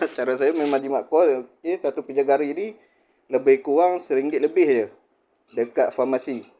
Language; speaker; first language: Malay; native; Malay